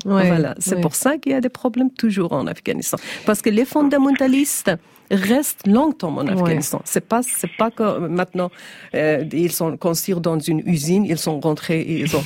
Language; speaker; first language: French; non-native, learner; Persian